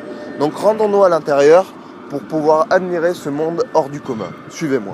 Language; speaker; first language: French; native; French